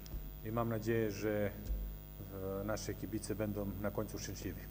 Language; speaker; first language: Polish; non-native, learner; Serbian